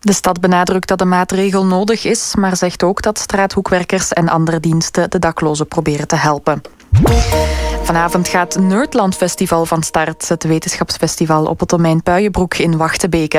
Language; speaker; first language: Dutch; native; Dutch